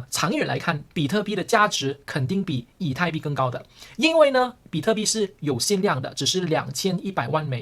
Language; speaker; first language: Chinese; early bilingual, heritage; Chinese